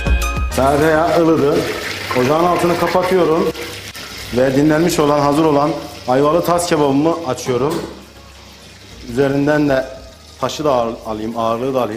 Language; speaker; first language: Turkish; native; Turkish